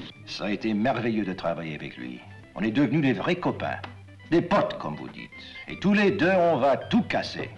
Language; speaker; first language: French; non-native, fluent; English